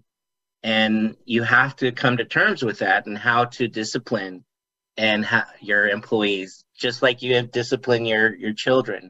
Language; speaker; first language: English; native; English